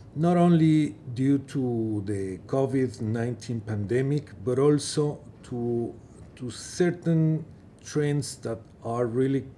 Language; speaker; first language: English; non-native, fluent; Persian